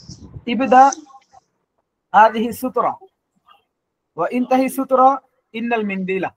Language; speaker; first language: Arabic; non-native, learner; Bangla